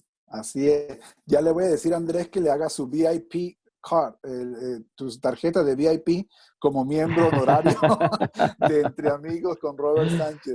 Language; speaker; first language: Spanish; native; Spanish